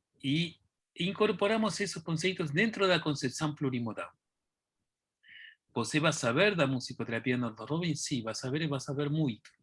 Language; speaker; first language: Portuguese; non-native, fluent; Spanish